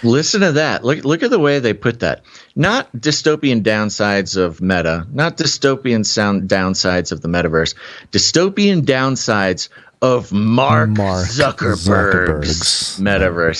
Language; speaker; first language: English; native; English